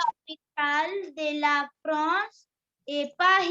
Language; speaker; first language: French; non-native, learner; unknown